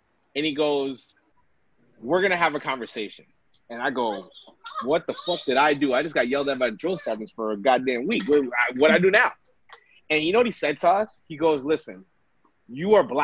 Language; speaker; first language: English; native; English